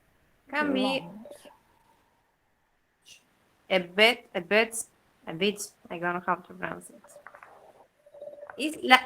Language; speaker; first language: English; non-native, learner; Spanish